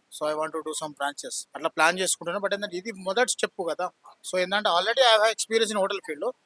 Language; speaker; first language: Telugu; native; Telugu